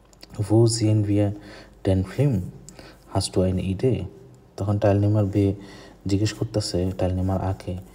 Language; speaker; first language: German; non-native, fluent; Bangla